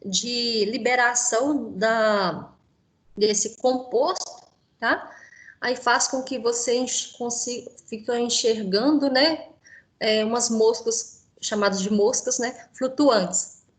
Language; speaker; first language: Portuguese; native; Portuguese